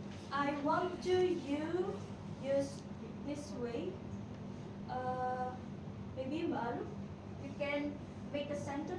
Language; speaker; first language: English; non-native, fluent; Indonesian